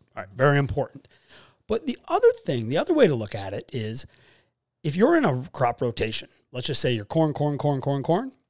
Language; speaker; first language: English; native; English